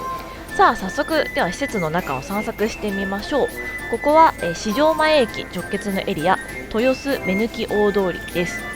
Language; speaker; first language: Japanese; native; Japanese